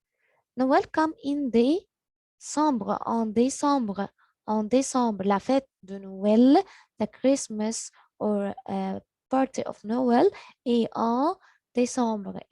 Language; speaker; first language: French; non-native, learner; Arabic